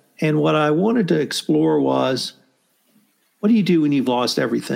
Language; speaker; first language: English; native; English